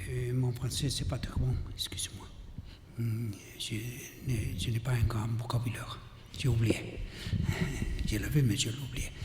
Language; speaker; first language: French; non-native, learner; Catalan